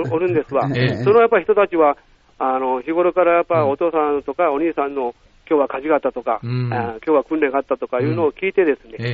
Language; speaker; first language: Japanese; native; Japanese